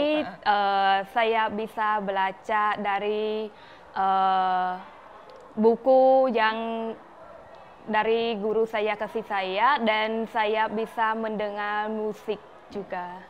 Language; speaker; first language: Indonesian; non-native, learner; Khmer